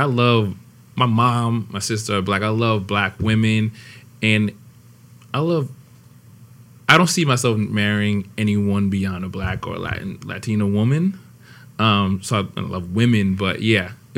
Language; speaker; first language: English; native; English